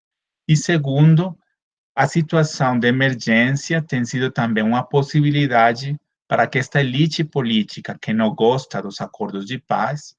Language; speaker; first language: Portuguese; non-native, fluent; Spanish